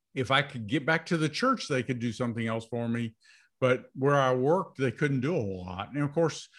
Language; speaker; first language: English; native; English